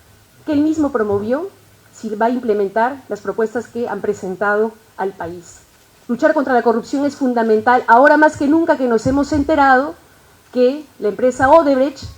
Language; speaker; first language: Spanish; native; Spanish